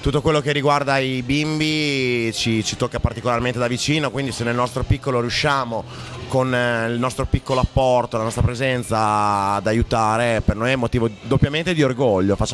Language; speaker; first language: Italian; native; Italian